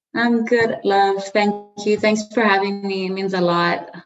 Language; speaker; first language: English; early bilingual, other home language; Persian